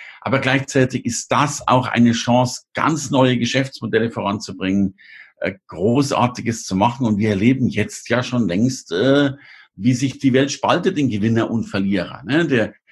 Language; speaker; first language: German; native; German